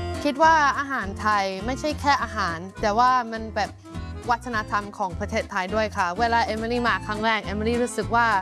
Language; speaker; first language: Thai; non-native, fluent; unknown